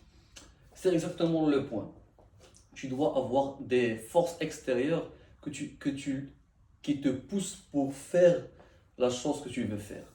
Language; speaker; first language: French; non-native, learner; Arabic